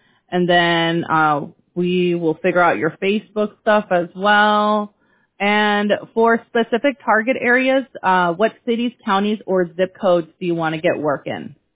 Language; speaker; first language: English; early bilingual, other home language; Spanish